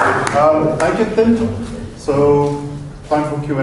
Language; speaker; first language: English; non-native, fluent; Dutch